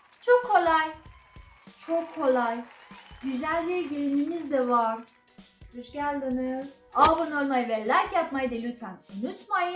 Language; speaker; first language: Turkish; non-native, learner; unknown